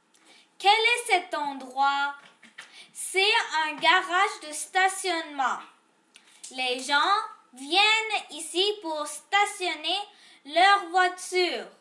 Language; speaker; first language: French; non-native, local second language; English